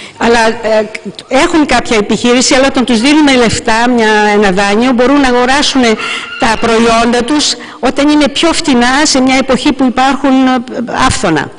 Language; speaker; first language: Greek; native; Greek